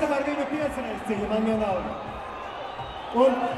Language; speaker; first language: Latvian; non-native, local second language; Russian